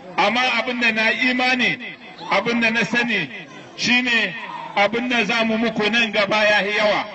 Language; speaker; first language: Hausa; non-native, local second language; Arabic